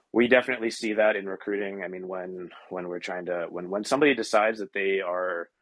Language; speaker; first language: English; native; English